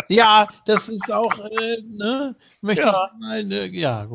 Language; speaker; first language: German; native; German